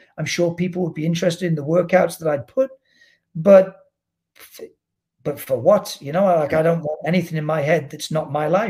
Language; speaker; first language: English; native; English